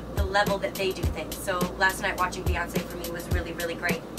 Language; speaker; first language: English; native; English